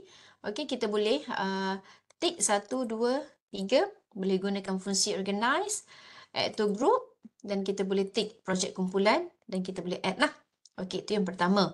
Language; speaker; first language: Malay; native; Malay